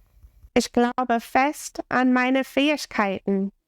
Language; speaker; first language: German; non-native, fluent; English